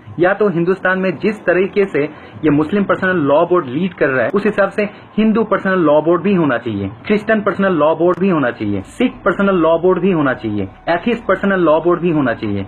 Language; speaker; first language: Urdu; non-native, fluent; Bangla